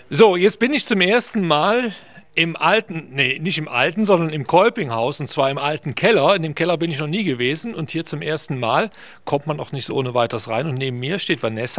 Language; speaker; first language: German; native; German